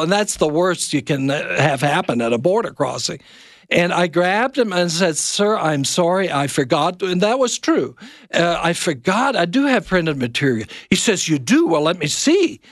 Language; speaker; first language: English; non-native, fluent; German